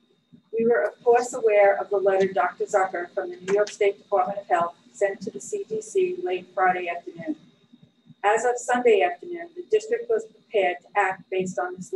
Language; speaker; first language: English; native; English